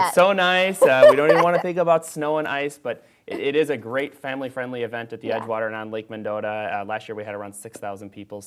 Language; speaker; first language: English; native; English